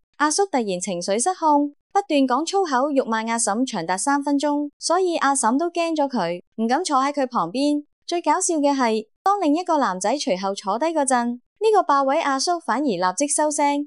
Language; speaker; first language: Cantonese; native; Cantonese